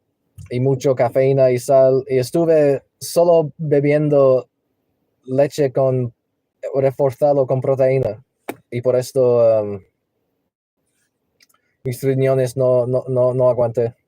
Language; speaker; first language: Spanish; non-native, learner; English